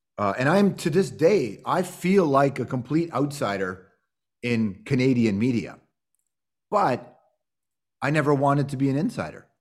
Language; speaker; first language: English; native; English